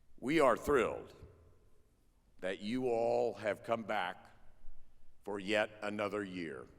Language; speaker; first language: English; native; English